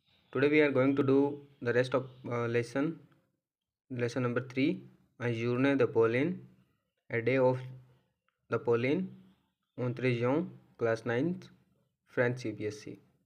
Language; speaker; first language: English; non-native, local second language; Hindi